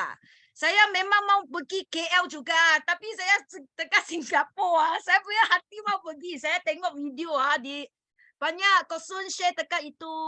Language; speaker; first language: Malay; non-native, learner; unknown